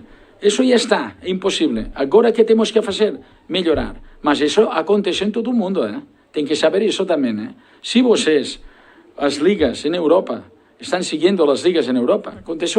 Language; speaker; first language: Portuguese; non-native, learner; Spanish